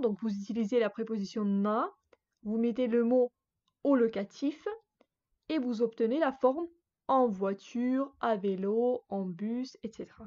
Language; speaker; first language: French; non-native, fluent; Russian